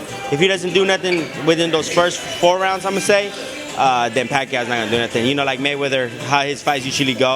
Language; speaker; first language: English; native; English